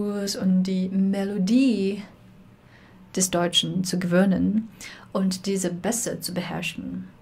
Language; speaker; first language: German; non-native, fluent; Chinese